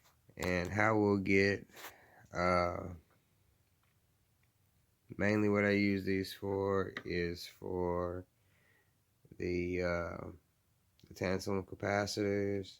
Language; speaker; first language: English; native; English